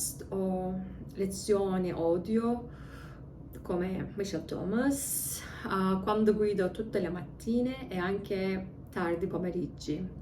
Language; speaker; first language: Italian; non-native, learner; English